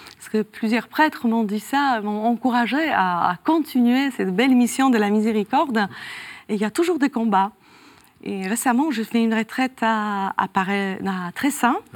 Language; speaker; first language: French; non-native, fluent; Polish